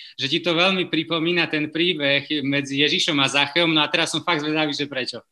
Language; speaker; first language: Slovak; native; Slovak